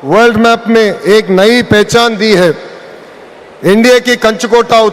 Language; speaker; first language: Hindi; non-native, local second language; Telugu